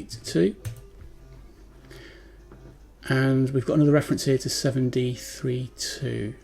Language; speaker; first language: English; native; English